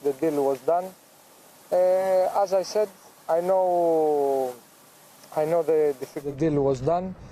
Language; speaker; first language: English; non-native, fluent; Greek